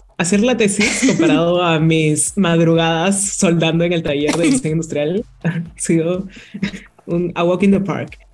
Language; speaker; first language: Spanish; native; Spanish